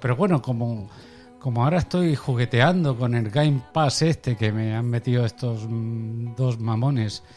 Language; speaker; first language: Spanish; native; Spanish